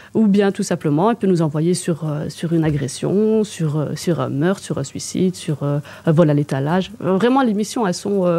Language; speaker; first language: French; native; French